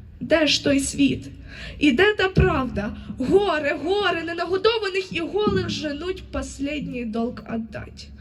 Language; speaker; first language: Ukrainian; native; Ukrainian